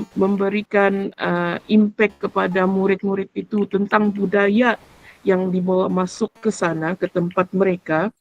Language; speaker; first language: Malay; non-native, local second language; Central Dusun